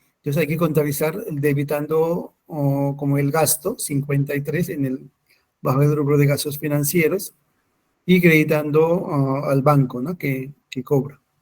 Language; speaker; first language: Spanish; non-native, fluent; Hindi